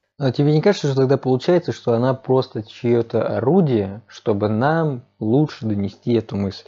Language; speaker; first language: Russian; native; Russian